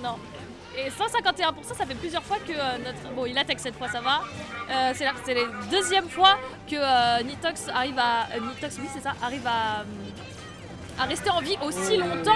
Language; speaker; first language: French; native; French